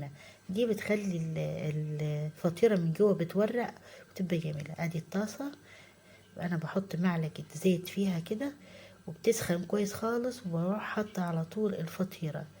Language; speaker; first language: Arabic; native; Arabic